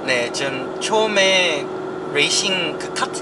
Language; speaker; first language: Korean; non-native, learner; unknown